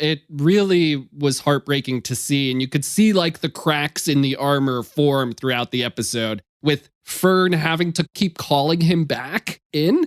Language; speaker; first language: English; native; English